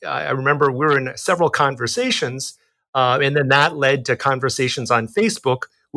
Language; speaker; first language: English; native; English